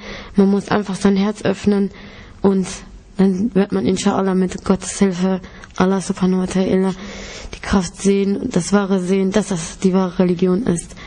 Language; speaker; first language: German; early bilingual, other home language; Greek